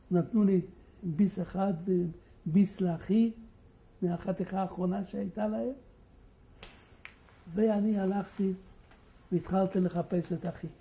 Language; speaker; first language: Hebrew; non-native, fluent; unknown